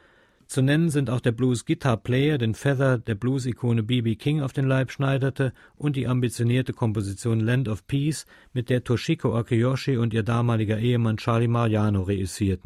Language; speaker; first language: German; native; German